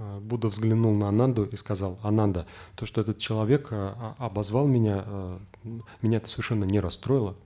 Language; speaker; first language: Russian; native; Russian